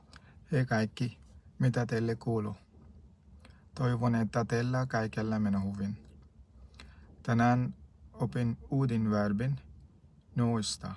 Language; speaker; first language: Finnish; non-native, learner; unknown